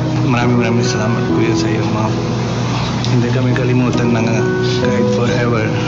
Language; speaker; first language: Filipino; non-native, learner; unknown